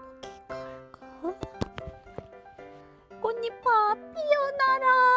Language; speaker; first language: Korean; native; Korean